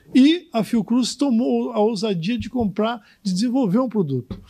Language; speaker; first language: Portuguese; native; Portuguese